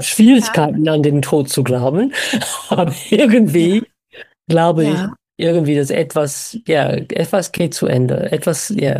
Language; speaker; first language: German; non-native, fluent; English